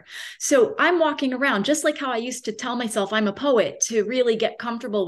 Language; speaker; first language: English; native; English